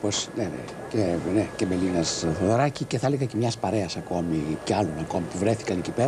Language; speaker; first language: Greek; native; Greek